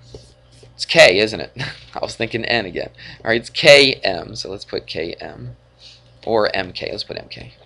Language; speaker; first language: English; native; English